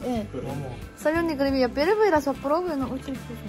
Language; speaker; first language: Russian; non-native, fluent; Korean